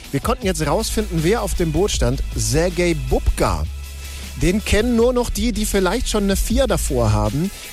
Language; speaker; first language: German; native; German